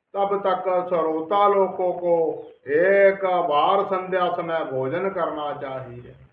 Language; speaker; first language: Hindi; non-native, local second language; Punjabi